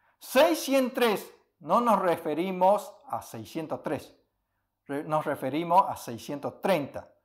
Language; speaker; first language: Spanish; early bilingual, other home language; Chinese